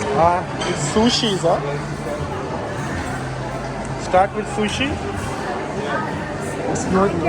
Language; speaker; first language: English; non-native, learner; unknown